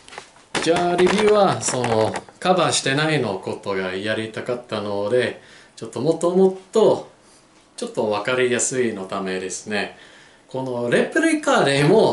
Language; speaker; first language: Japanese; non-native, learner; English